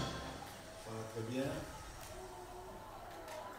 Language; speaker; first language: French; non-native, fluent; Spanish